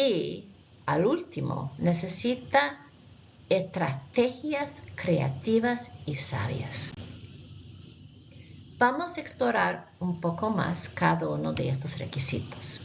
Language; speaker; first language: Spanish; non-native, fluent; English